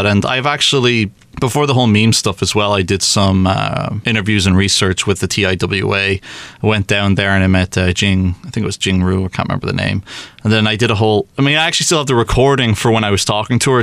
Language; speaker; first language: English; native; English